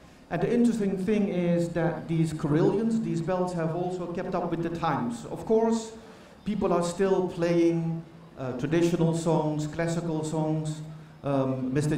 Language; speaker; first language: English; non-native, fluent; Dutch